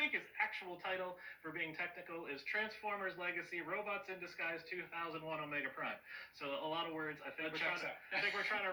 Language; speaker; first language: English; native; English